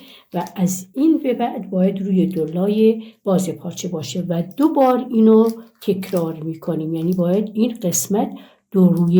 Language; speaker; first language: Persian; native; Persian